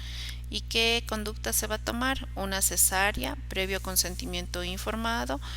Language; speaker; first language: Spanish; native; Spanish